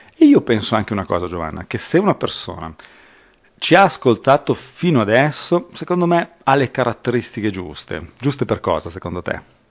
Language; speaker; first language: Italian; native; Italian